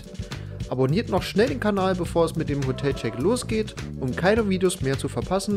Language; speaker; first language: German; native; German